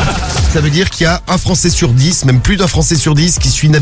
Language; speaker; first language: French; native; French